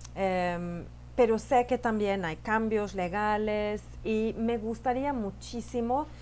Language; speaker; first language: Spanish; non-native, fluent; Swedish